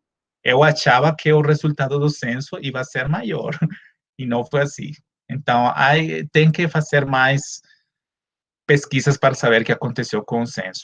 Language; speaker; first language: Portuguese; non-native, fluent; Spanish